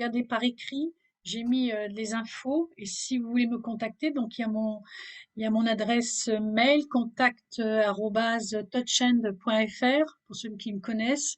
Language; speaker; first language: French; native; French